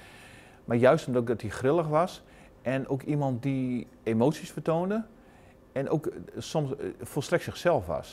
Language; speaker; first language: Dutch; native; Dutch